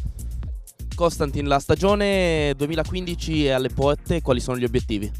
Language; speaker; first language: Italian; native; Italian